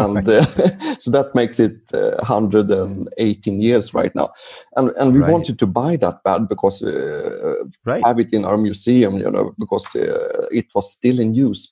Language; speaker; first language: English; non-native, fluent; Swedish